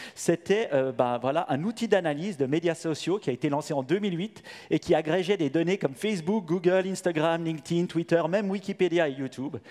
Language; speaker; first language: French; native; French